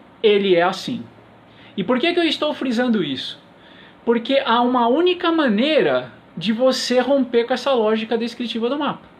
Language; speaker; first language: Portuguese; native; Portuguese